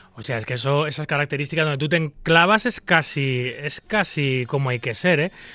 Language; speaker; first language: Spanish; native; Spanish